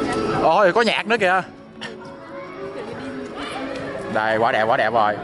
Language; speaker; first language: Vietnamese; native; Vietnamese